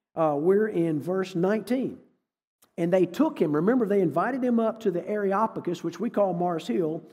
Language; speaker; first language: English; native; English